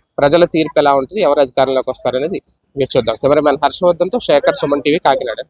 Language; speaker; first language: Telugu; native; Telugu